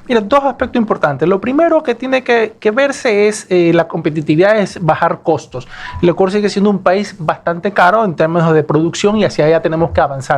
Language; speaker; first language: Spanish; native; Spanish